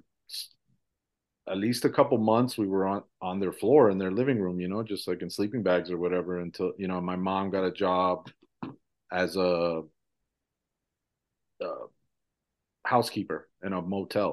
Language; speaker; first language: English; early bilingual, other home language; Spanish